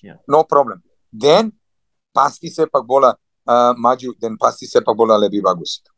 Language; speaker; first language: Indonesian; non-native, fluent; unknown